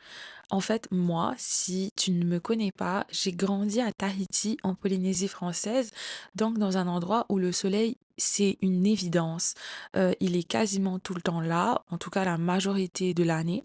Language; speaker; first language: French; native; French